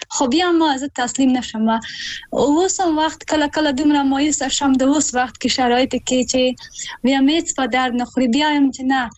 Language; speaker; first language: Pashto; native; Pashto